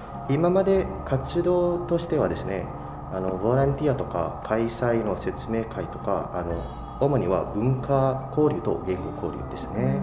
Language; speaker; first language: Japanese; non-native, fluent; Indonesian